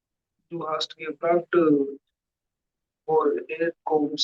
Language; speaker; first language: German; non-native, learner; Hindi